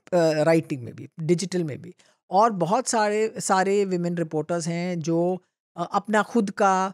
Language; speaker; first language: Hindi; non-native, local second language; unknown